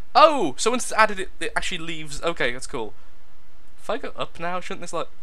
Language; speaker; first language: English; native; English